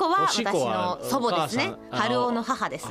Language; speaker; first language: Japanese; native; Japanese